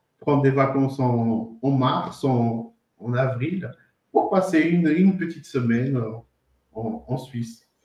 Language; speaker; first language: French; non-native, fluent; Portuguese